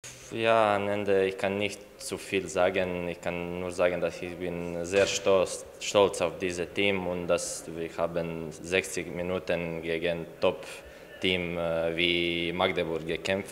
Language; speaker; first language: German; non-native, learner; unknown